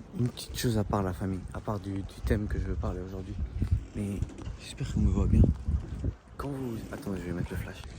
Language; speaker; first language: French; early bilingual, other home language; Spanish